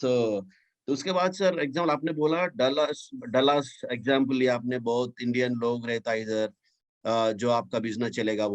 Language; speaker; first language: Hindi; non-native, local second language; Telugu